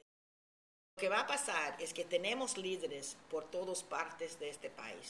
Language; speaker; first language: Spanish; early bilingual, heritage; Spanish